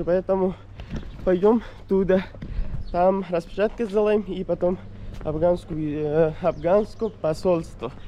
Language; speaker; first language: Russian; non-native, local second language; Kyrgyz